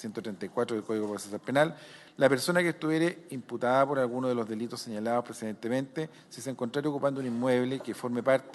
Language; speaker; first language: Spanish; native; Spanish